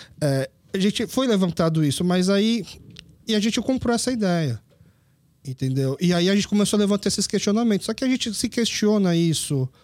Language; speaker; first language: Portuguese; early bilingual, other home language; Korean